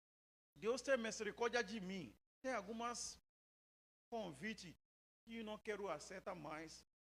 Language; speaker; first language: Portuguese; non-native, learner; Yoruba